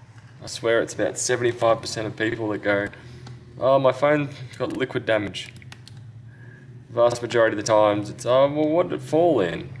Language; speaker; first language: English; native; English